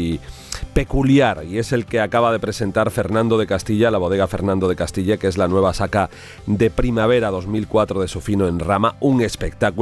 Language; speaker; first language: Spanish; native; Spanish